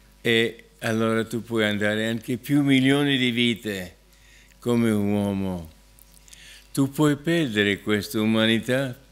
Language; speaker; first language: Italian; non-native, fluent; English